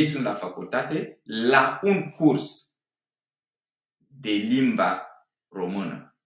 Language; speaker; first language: Romanian; non-native, fluent; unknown